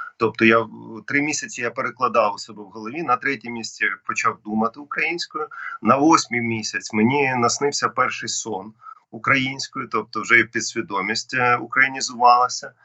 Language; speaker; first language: Ukrainian; non-native, local second language; Russian